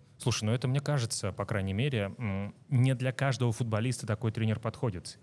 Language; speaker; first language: Russian; native; Russian